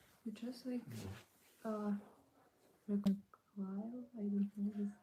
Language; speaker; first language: English; non-native, learner; Ukrainian